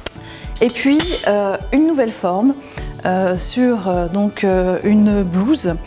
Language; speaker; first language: French; native; French